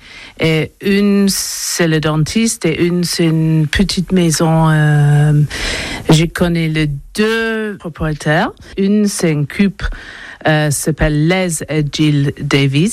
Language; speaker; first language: French; non-native, learner; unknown